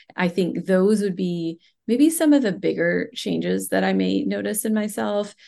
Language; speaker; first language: English; non-native, local second language; Hindi